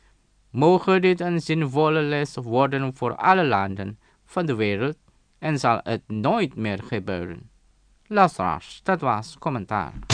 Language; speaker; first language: Dutch; non-native, fluent; Indonesian